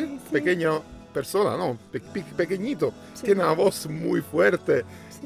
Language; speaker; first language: Spanish; non-native, learner; Italian